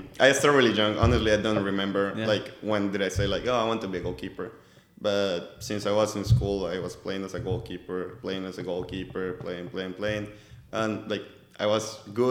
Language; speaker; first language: English; non-native, fluent; Spanish